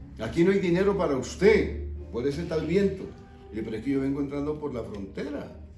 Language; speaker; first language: Spanish; native; Spanish